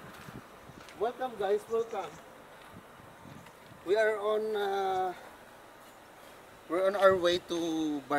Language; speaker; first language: English; non-native, local second language; Filipino